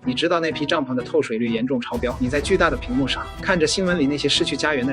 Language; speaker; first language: Chinese; native; Chinese